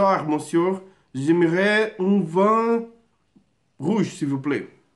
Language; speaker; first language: French; non-native, learner; Portuguese